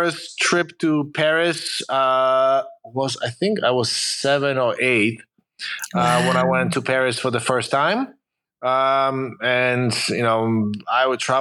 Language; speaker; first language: English; non-native, fluent; Polish